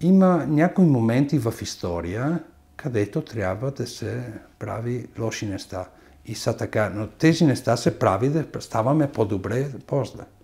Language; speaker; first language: Bulgarian; non-native, fluent; Italian